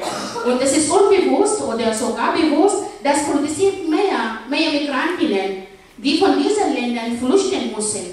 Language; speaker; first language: German; non-native, fluent; Arabic